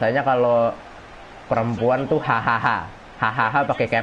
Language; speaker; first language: Indonesian; native; Indonesian